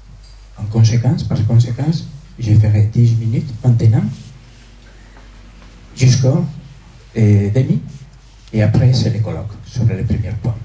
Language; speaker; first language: French; non-native, fluent; Spanish